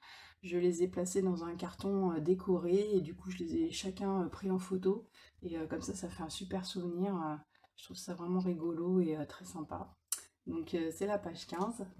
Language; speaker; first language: French; native; French